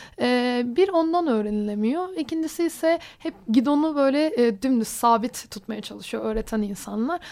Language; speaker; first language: Turkish; native; Turkish